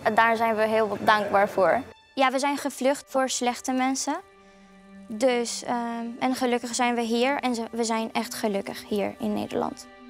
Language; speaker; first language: Dutch; non-native, fluent; Arabic